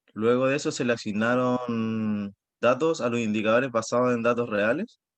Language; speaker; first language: Spanish; native; Spanish